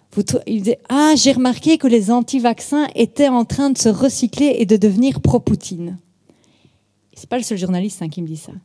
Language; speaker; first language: French; native; French